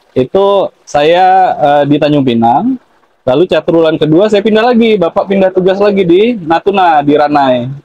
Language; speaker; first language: Indonesian; native; Indonesian